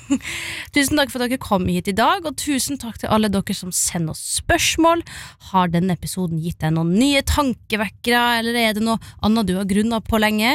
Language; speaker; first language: Norwegian; native; Norwegian